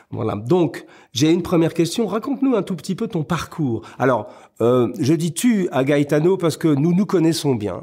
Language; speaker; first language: French; native; French